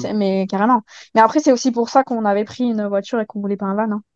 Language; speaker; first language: French; native; French